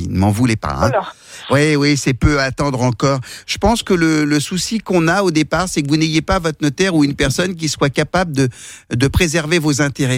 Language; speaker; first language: French; native; French